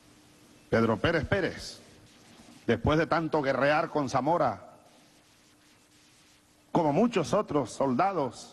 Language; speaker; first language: Spanish; native; Spanish